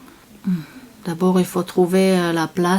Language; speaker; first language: French; non-native, learner; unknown